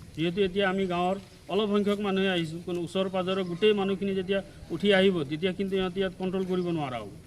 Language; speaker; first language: Assamese; non-native, local second language; Karbi